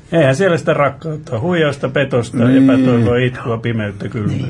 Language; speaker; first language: Finnish; native; Finnish